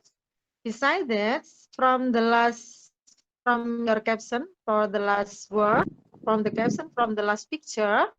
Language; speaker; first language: English; non-native, learner; Indonesian